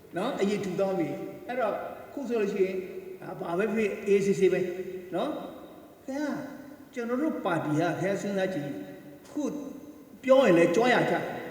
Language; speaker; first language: Burmese; non-native, local second language; Shan